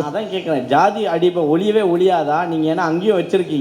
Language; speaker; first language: Tamil; native; Tamil